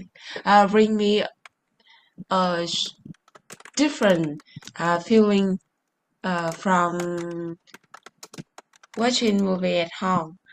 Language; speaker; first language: English; non-native, learner; Vietnamese